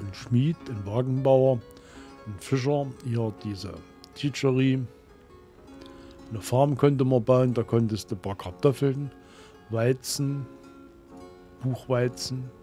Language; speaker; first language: German; native; German